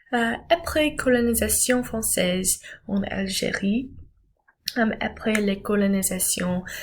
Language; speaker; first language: French; non-native, learner; English